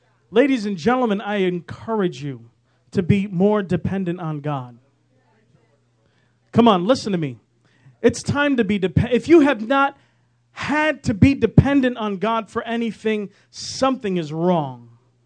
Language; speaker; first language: English; native; English